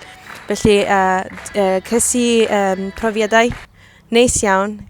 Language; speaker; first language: Welsh; non-native, fluent; Spanish